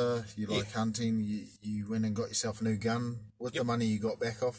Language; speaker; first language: English; native; English